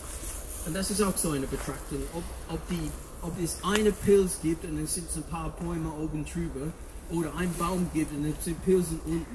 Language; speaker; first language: German; non-native, fluent; English